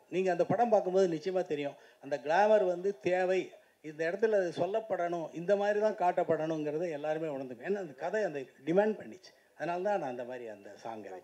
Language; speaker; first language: Tamil; native; Tamil